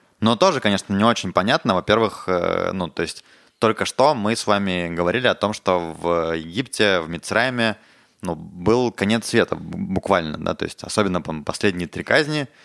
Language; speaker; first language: Russian; native; Russian